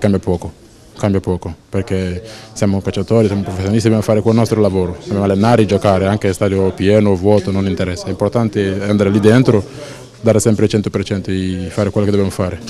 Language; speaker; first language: Italian; non-native, fluent; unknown